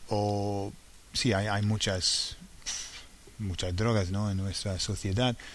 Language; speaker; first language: Spanish; non-native, fluent; English